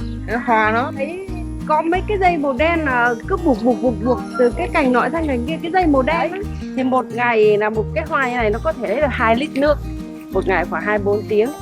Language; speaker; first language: Vietnamese; native; Vietnamese